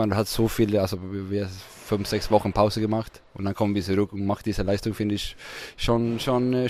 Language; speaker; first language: German; non-native, fluent; Swedish